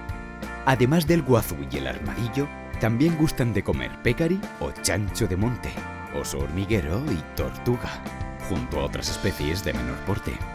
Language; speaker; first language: Spanish; native; Spanish